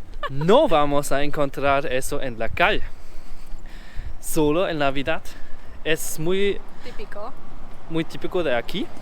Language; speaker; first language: Spanish; non-native, learner; German